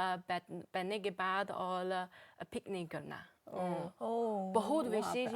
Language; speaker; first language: Hindi; non-native, learner; Chinese